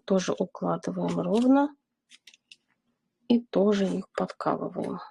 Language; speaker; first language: Russian; native; Russian